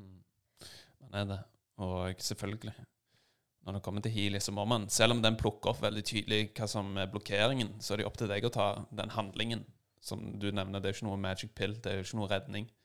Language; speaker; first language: Norwegian; native; Norwegian